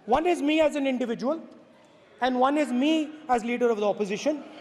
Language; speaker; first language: English; non-native, local second language; Hindi